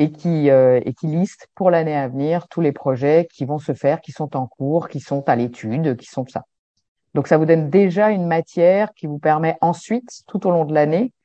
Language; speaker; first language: French; native; French